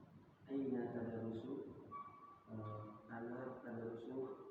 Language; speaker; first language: Arabic; non-native, learner; Indonesian